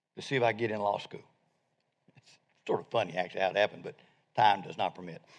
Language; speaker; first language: English; native; English